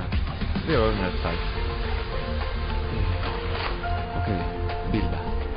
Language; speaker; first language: Norwegian; non-native, fluent; Spanish